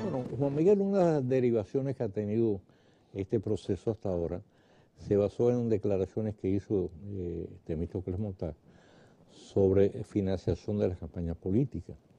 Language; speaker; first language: Spanish; native; Spanish